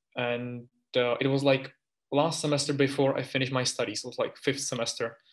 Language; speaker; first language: English; non-native, fluent; Czech